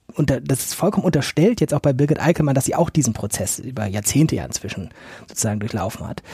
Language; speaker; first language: German; non-native, fluent; Danish